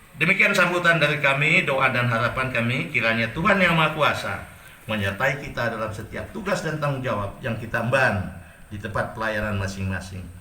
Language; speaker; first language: Indonesian; non-native, local second language; Achinese